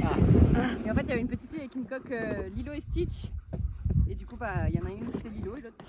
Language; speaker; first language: French; native; French